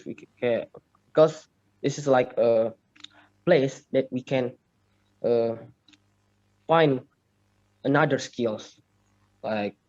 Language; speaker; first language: English; non-native, learner; Indonesian